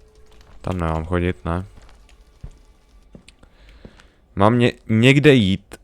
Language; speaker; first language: Czech; native; Czech